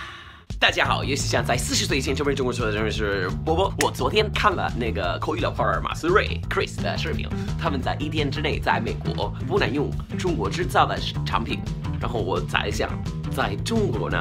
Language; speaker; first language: Chinese; non-native, fluent; Spanish